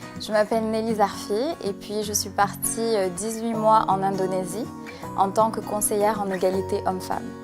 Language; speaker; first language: French; native; French